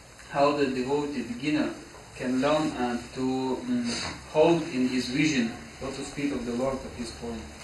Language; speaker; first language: English; non-native, fluent; Russian